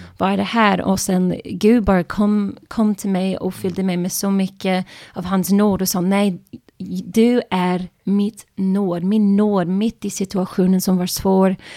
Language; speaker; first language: Swedish; non-native, fluent; English